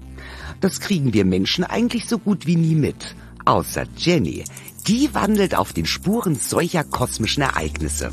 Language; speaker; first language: German; native; German